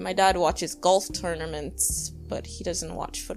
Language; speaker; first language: English; native; English